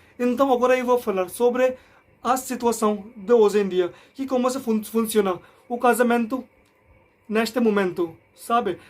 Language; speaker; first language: Portuguese; non-native, learner; Hindi